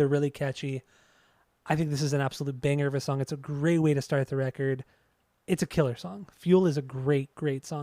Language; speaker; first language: English; native; English